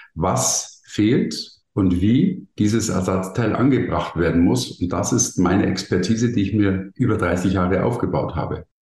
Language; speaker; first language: German; native; German